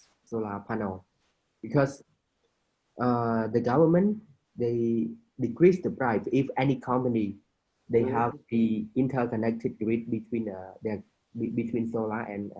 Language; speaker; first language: English; non-native, fluent; Khmer